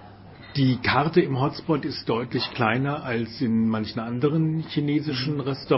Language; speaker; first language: German; native; German